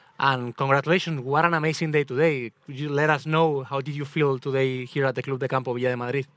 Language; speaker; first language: English; non-native, fluent; Spanish